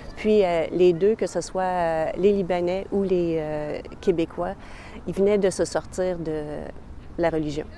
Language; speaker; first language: French; native; French